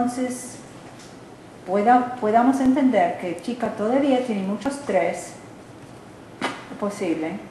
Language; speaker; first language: Spanish; non-native, learner; English